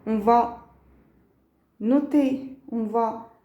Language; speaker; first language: French; non-native, local second language; Arabic